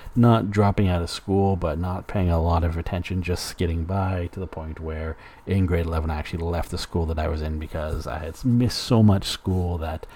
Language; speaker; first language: English; native; English